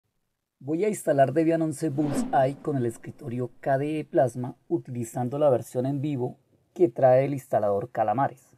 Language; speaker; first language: Spanish; native; Spanish